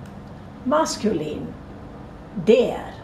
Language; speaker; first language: German; non-native, fluent; Portuguese